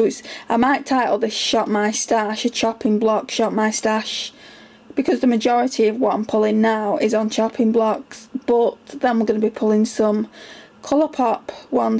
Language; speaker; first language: English; native; English